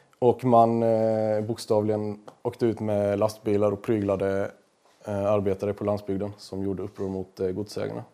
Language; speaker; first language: Swedish; native; Swedish